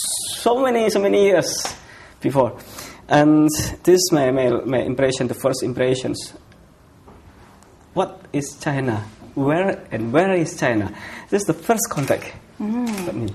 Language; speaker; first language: English; non-native, fluent; Indonesian